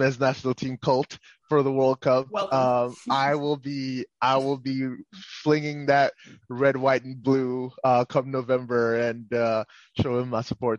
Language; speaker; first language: English; non-native, local second language; Yoruba